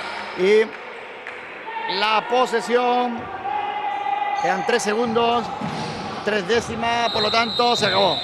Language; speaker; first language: Spanish; native; Spanish